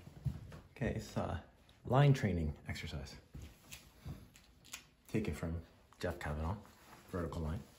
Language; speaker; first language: English; native; English